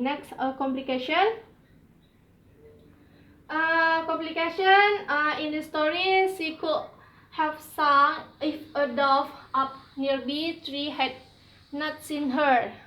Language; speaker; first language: English; non-native, learner; Indonesian